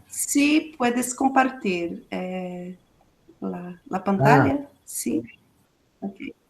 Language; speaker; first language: Spanish; non-native, learner; Portuguese